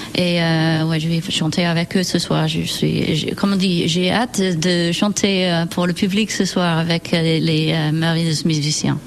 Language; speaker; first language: French; non-native, learner; English